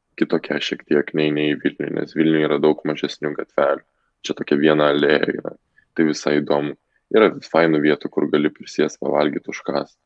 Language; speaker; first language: Lithuanian; non-native, local second language; Polish